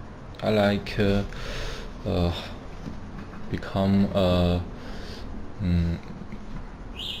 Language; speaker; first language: English; non-native, learner; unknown